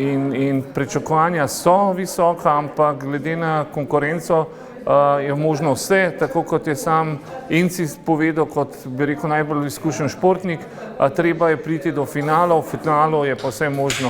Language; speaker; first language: Slovenian; native; Slovenian